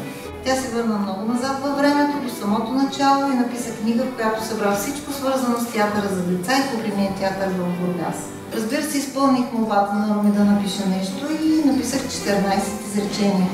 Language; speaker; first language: Bulgarian; native; Bulgarian